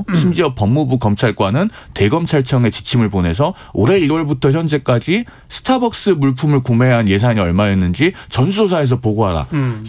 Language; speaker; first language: Korean; native; Korean